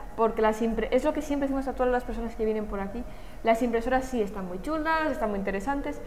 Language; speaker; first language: Spanish; native; Spanish